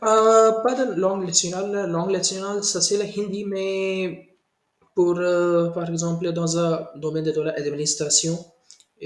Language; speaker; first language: French; non-native, learner; Hindi